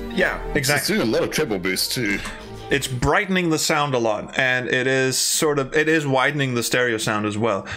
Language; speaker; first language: English; non-native, fluent; Danish